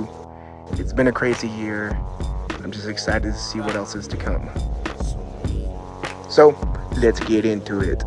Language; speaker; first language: English; native; English